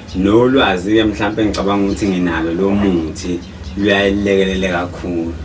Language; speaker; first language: Zulu; native; Zulu